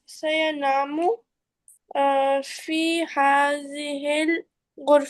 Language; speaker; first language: Arabic; non-native, learner; Urdu